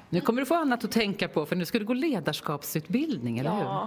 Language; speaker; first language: Swedish; native; Swedish